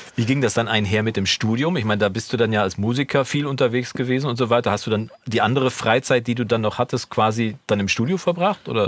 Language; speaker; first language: German; native; German